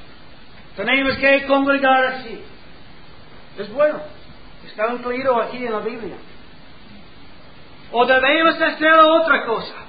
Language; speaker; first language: Spanish; non-native, learner; English